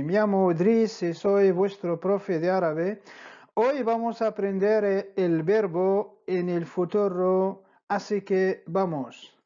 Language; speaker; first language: Spanish; non-native, fluent; Arabic